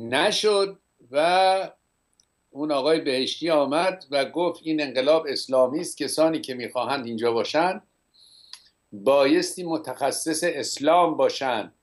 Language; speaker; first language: Persian; native; Persian